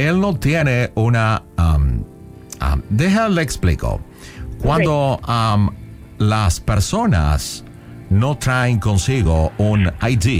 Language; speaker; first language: Spanish; non-native, local second language; English